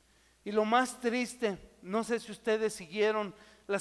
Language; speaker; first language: Spanish; native; Spanish